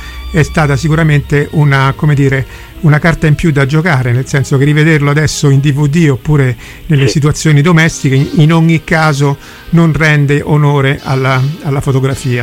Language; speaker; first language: Italian; native; Italian